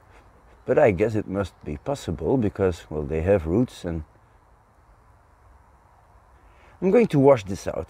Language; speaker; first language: English; non-native, fluent; Dutch